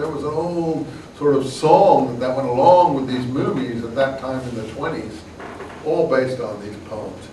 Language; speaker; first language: English; native; English